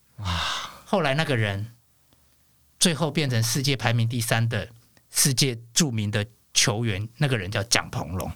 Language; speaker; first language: Chinese; non-native, local second language; Hakka Chinese